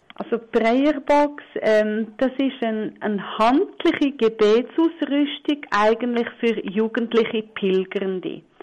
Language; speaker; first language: German; non-native, local second language; Romansh